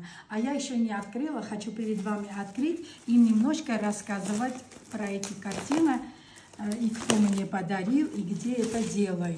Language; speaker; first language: Russian; non-native, local second language; Armenian